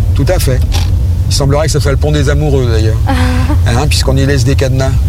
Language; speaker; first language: French; native; French